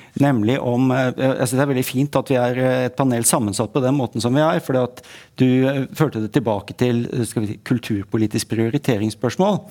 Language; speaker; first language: Norwegian; native; Norwegian